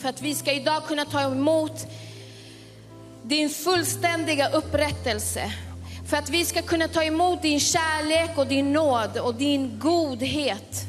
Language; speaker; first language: Swedish; early bilingual, other home language; Spanish